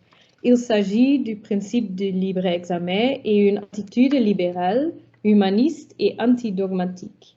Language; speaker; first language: French; non-native, local second language; Dutch